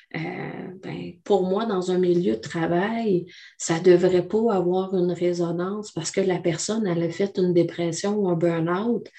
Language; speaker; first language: French; native; French